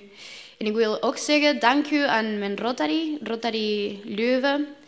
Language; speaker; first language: Dutch; non-native, learner; Spanish